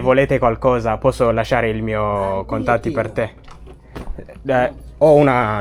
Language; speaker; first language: Italian; non-native, learner; Amharic